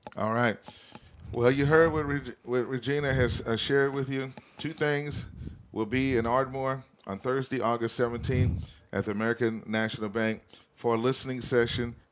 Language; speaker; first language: English; native; English